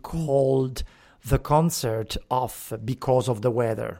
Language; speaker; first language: English; non-native, fluent; Italian